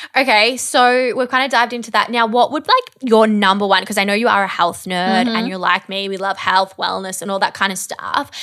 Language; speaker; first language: English; native; English